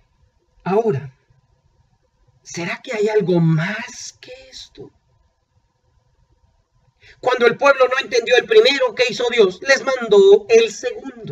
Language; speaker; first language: Spanish; native; Spanish